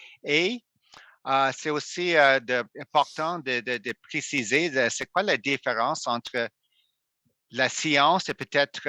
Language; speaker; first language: French; non-native, local second language; English